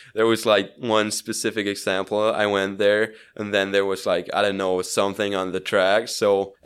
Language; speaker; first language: English; non-native, fluent; Swiss German